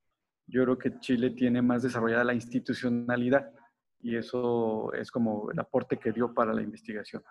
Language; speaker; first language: Spanish; native; Spanish